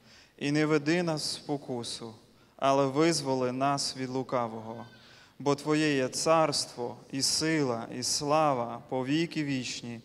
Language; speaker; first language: Ukrainian; native; Ukrainian